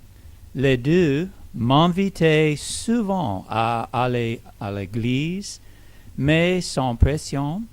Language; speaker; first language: French; non-native, learner; English